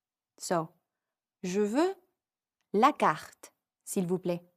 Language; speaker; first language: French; non-native, fluent; English